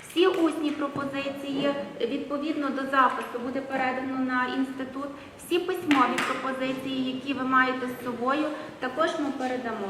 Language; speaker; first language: Ukrainian; native; Ukrainian